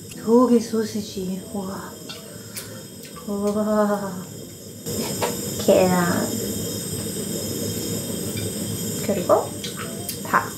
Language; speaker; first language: Korean; non-native, learner; German